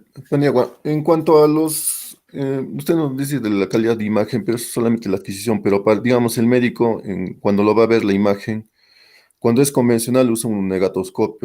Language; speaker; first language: Spanish; native; Spanish